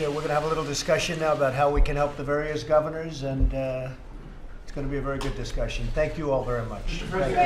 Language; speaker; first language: English; native; English